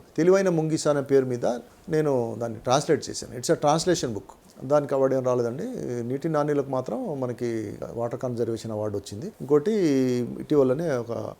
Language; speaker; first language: Telugu; non-native, local second language; Lambadi